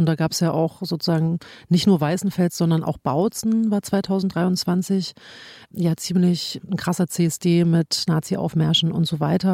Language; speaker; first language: German; native; German